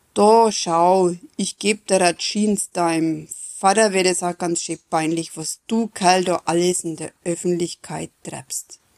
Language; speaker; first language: German; native; German